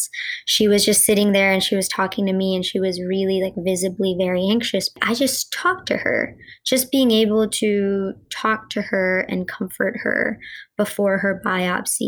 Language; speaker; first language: English; early bilingual, other home language; Gujarati